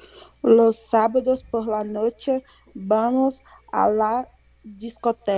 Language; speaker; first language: Spanish; non-native, learner; Portuguese